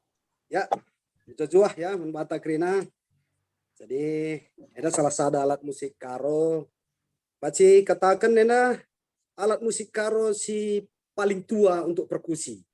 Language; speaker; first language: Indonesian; non-native, local second language; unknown